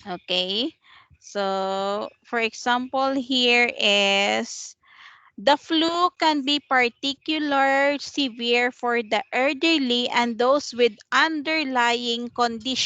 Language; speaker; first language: English; non-native, fluent; Vietnamese